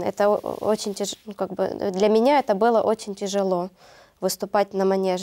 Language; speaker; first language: Russian; non-native, learner; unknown